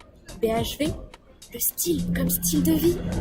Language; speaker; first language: French; native; French